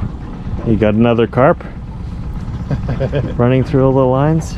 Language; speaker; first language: English; native; English